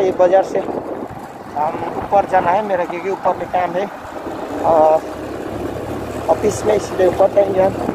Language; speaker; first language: Hindi; non-native, learner; Nepali